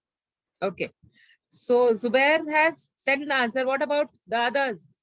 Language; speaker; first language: English; non-native, local second language; Hindi